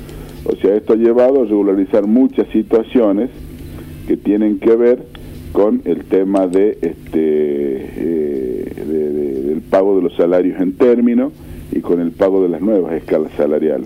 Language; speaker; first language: Spanish; native; Spanish